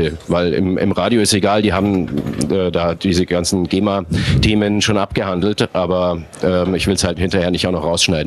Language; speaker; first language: German; native; German